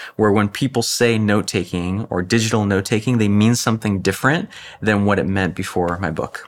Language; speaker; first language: English; native; English